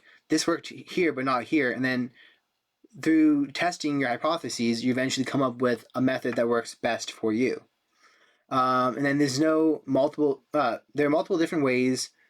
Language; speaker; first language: English; native; English